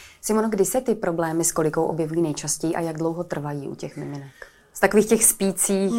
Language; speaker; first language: Czech; native; Czech